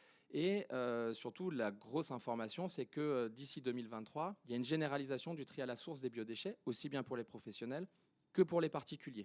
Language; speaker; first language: French; native; French